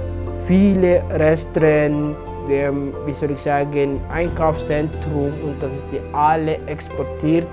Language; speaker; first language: German; non-native, fluent; Somali